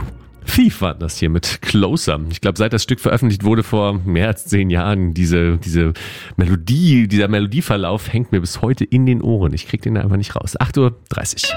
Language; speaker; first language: German; native; German